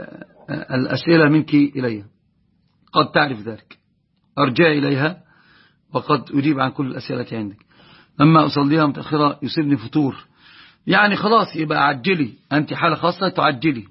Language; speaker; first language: Arabic; native; Arabic